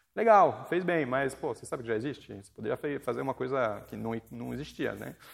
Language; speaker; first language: Portuguese; non-native, fluent; French